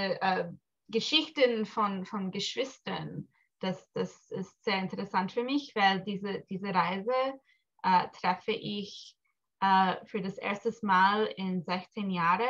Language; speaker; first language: German; early bilingual, heritage; English